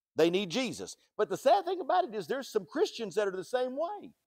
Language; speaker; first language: English; native; English